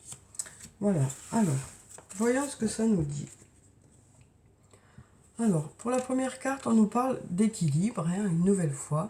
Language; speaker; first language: French; native; French